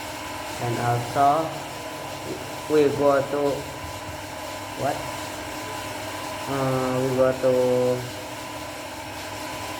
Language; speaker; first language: English; non-native, learner; Indonesian